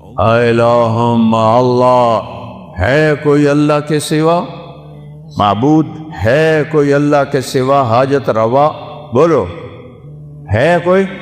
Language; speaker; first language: Urdu; non-native, local second language; Saraiki